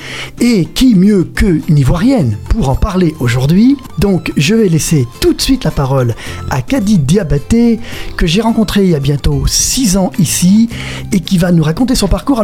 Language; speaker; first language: French; native; French